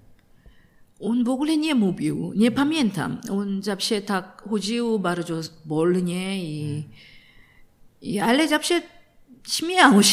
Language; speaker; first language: Polish; non-native, learner; Korean